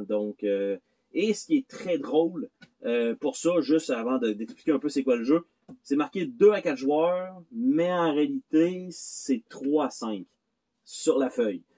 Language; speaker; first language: French; native; French